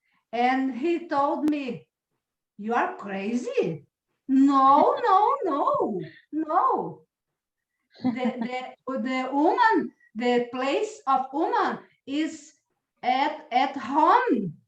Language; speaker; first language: English; non-native, learner; Portuguese